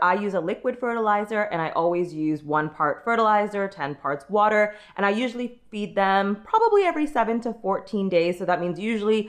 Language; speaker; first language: English; native; English